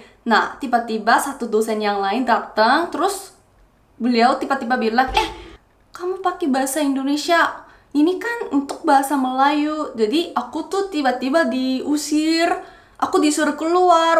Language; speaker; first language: Indonesian; non-native, fluent; Korean